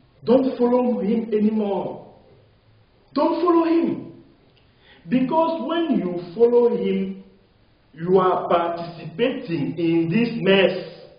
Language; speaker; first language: English; non-native, local second language; French